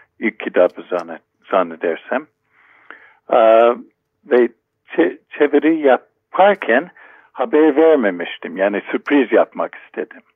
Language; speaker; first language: Turkish; non-native, fluent; English